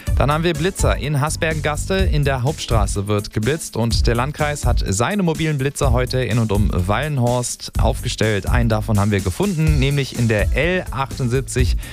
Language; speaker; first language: German; native; German